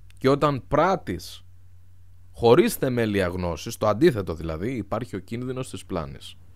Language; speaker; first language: Greek; non-native, fluent; Arabic